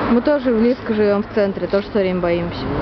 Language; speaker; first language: Russian; native; Russian